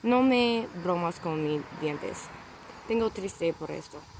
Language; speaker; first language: Spanish; non-native, learner; English